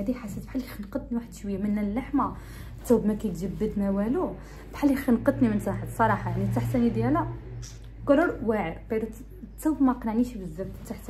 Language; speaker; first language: Arabic; early bilingual, heritage; Arabic